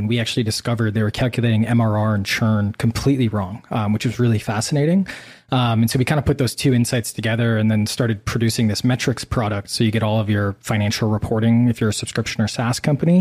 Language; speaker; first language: English; native; English